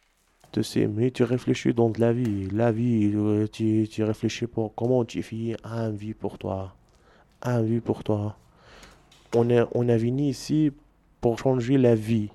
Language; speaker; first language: French; non-native, learner; Arabic